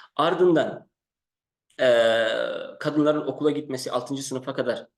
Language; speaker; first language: Turkish; non-native, fluent; Persian